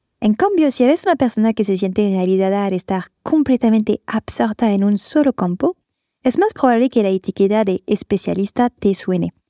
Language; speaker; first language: Spanish; non-native, fluent; French